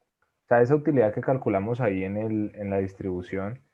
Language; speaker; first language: Spanish; native; Spanish